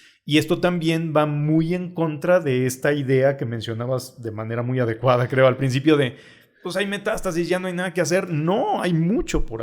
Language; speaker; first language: Spanish; native; Spanish